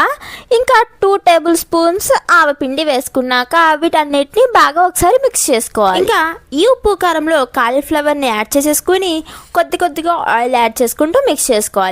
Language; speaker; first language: Telugu; native; Telugu